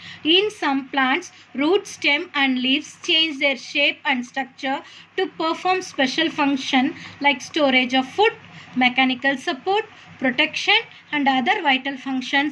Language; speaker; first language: English; non-native, local second language; Tamil